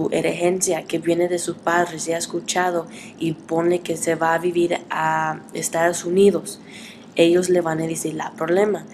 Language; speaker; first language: Spanish; early bilingual, heritage; Spanish